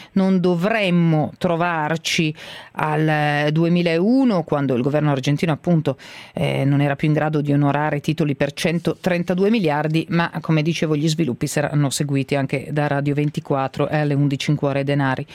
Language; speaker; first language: Italian; native; Italian